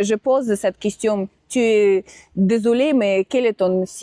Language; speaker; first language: French; non-native, fluent; Russian